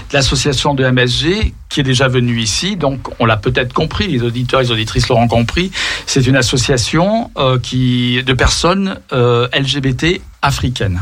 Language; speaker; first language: French; native; French